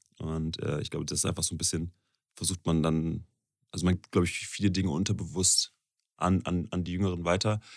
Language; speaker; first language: German; native; German